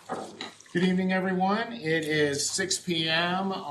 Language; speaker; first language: English; native; English